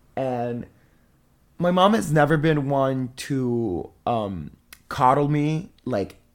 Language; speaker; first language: English; non-native, fluent; Italian